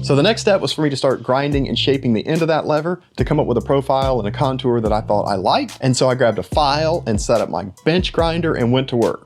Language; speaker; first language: English; native; English